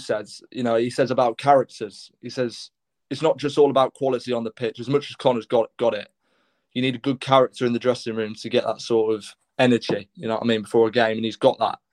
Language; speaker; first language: English; native; English